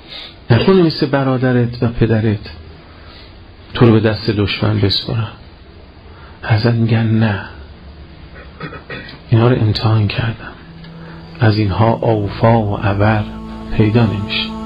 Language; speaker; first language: Persian; native; Persian